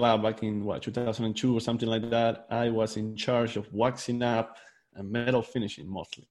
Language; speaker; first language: English; non-native, fluent; Spanish